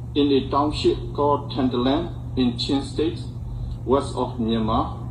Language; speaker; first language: English; non-native, fluent; Burmese